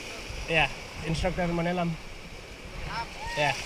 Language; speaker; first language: Indonesian; non-native, fluent; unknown